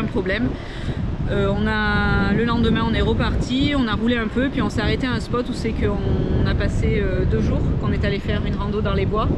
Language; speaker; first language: French; native; French